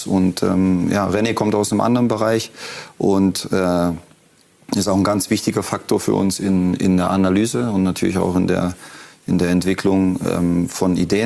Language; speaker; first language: German; native; German